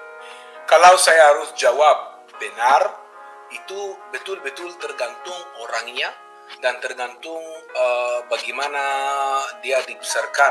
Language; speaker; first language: Indonesian; non-native, fluent; Hebrew